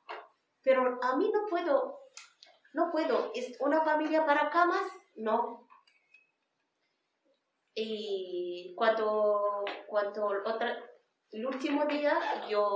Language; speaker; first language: Spanish; non-native, learner; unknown